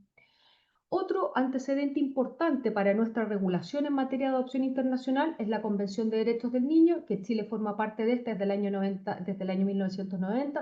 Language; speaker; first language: Spanish; native; Spanish